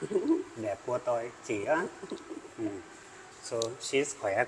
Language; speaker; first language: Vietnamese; non-native, learner; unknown